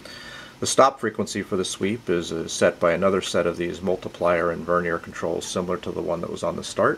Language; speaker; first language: English; native; English